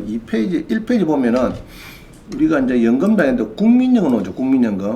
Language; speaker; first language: Korean; native; Korean